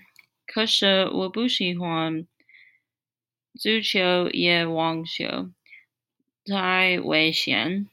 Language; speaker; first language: Chinese; non-native, learner; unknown